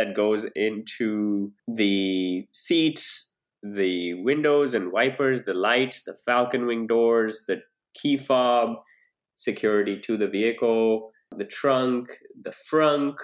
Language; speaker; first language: English; non-native, local second language; Hindi